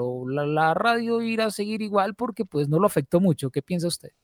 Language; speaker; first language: Spanish; native; Spanish